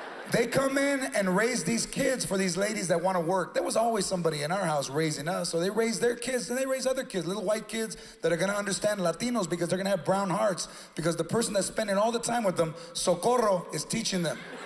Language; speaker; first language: English; early bilingual, other home language; Spanish